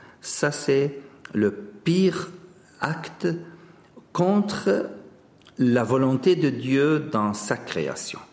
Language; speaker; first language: French; non-native, fluent; Arabic